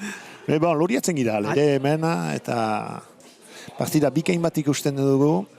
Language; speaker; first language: Basque; native; Basque